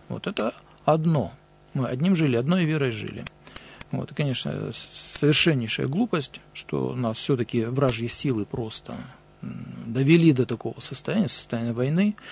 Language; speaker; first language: Russian; native; Russian